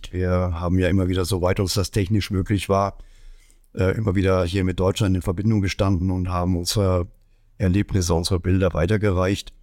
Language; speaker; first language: German; native; German